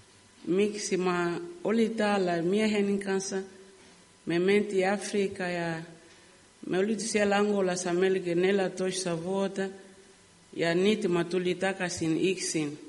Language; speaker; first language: Finnish; non-native, learner; Lingala